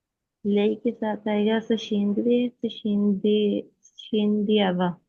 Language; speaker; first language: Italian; non-native, learner; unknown